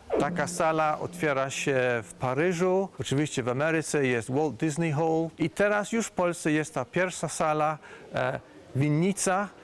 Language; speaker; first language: Polish; non-native, fluent; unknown